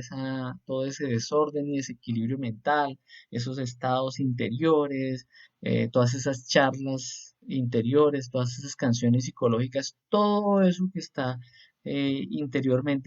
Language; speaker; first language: Spanish; native; Spanish